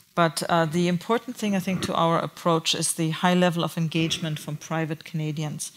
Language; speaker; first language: English; non-native, fluent; German